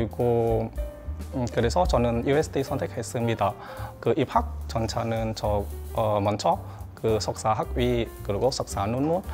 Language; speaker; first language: Korean; non-native, learner; Vietnamese